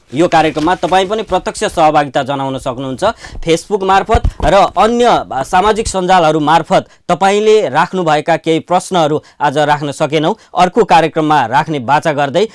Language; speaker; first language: Nepali; native; Nepali